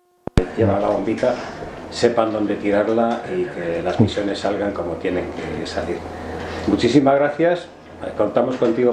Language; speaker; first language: Spanish; native; Spanish